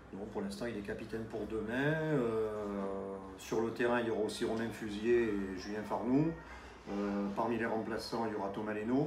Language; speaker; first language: French; native; French